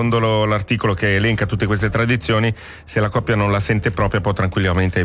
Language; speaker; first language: Italian; native; Italian